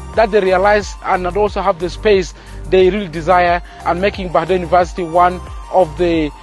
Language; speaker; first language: English; non-native, fluent; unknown